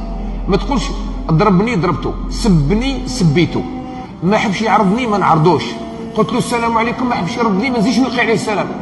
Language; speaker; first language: Arabic; native; Arabic